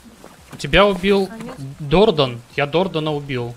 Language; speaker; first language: Russian; native; Russian